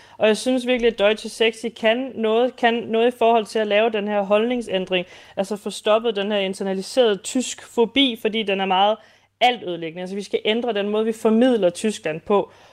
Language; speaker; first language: Danish; native; Danish